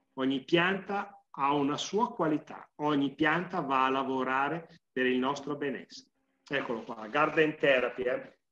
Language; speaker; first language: Italian; native; Italian